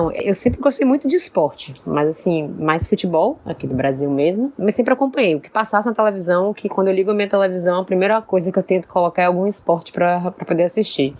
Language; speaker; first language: Portuguese; native; Portuguese